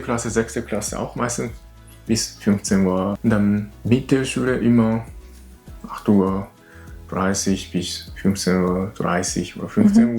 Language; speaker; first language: German; non-native, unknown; Japanese